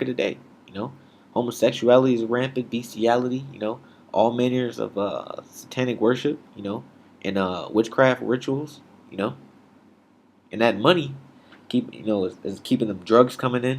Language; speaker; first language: English; native; English